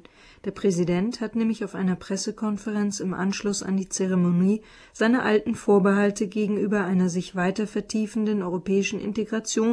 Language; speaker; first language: German; native; German